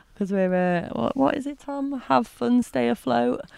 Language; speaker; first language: English; native; English